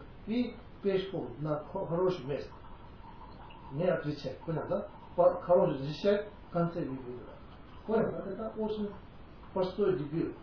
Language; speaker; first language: Russian; non-native, learner; Tibetan